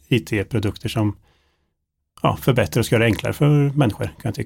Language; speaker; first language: Swedish; native; Swedish